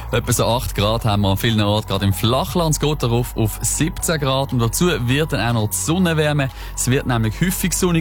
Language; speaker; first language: German; native; German